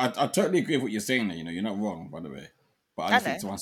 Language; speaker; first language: English; native; English